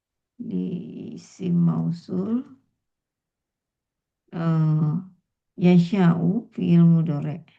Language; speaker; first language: Arabic; non-native, learner; Indonesian